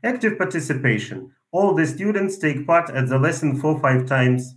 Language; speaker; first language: English; non-native, fluent; Ukrainian